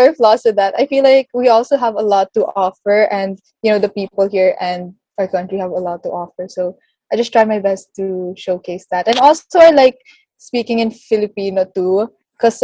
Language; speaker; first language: English; non-native, local second language; Filipino